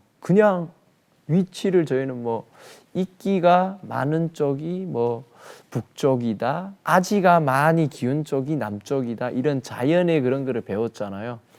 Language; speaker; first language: Korean; native; Korean